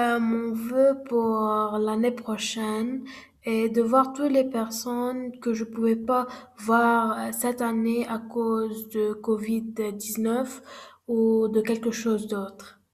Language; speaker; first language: French; non-native, learner; Arabic